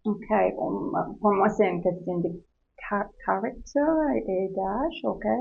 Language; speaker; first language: French; non-native, learner; English